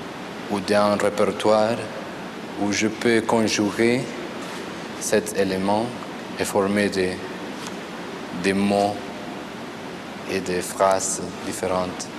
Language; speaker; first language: French; non-native, fluent; Spanish